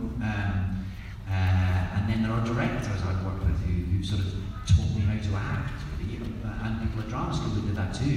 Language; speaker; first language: English; native; English